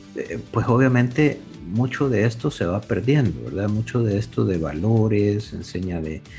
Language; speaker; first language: Spanish; native; Spanish